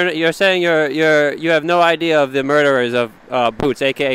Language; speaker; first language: English; native; English